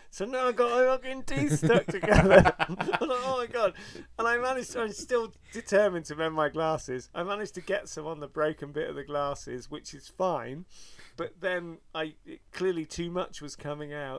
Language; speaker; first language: English; native; English